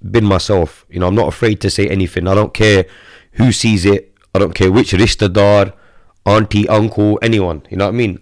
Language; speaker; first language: English; native; English